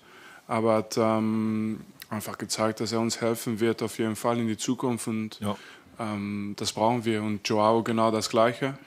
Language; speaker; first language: German; non-native, fluent; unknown